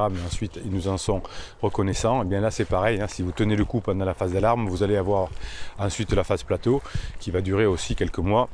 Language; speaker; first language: French; native; French